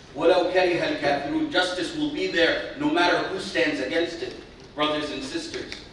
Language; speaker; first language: English; native; English